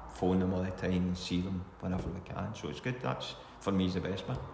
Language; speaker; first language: English; native; English